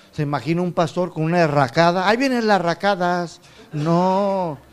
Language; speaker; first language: Spanish; non-native, fluent; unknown